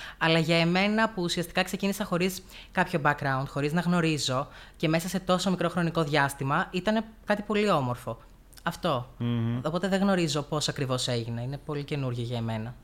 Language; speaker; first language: Greek; native; Greek